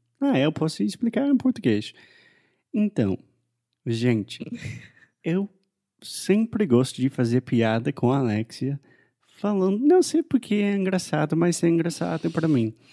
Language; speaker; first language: Portuguese; non-native, fluent; English